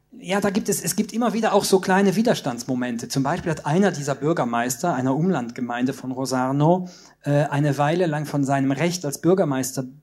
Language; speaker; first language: German; non-native, local second language; Luxembourgish